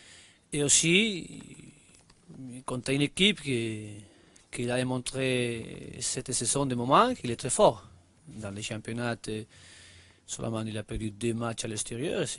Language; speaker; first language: French; non-native, learner; Spanish